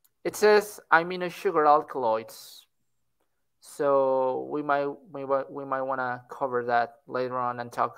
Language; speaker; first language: English; non-native, fluent; Spanish